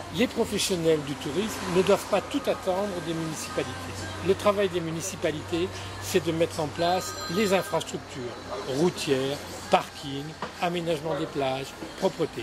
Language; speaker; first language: French; native; French